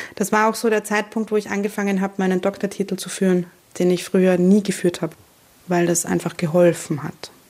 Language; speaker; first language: German; native; German